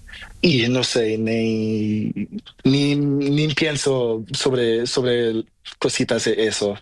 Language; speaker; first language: Spanish; non-native, learner; Portuguese